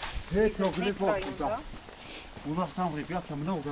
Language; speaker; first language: Russian; non-native, local second language; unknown